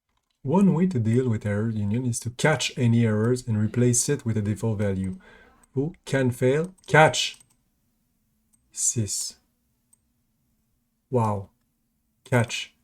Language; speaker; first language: English; non-native, local second language; French